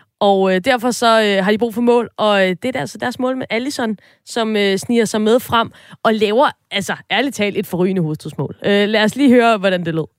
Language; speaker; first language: Danish; native; Danish